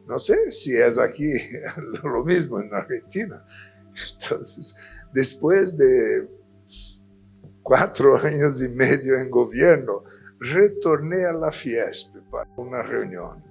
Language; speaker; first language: Spanish; non-native, fluent; Portuguese